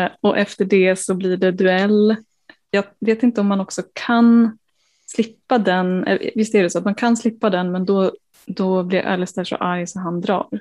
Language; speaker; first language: Swedish; native; Swedish